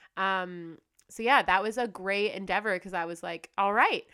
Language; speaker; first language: English; native; English